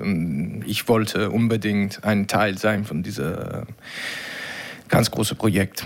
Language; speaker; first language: German; non-native, learner; Italian